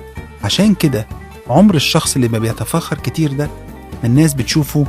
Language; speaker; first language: Arabic; native; Arabic